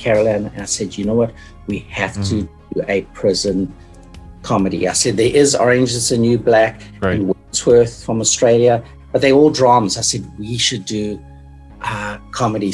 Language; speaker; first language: English; native; English